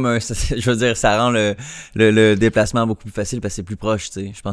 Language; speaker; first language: French; native; French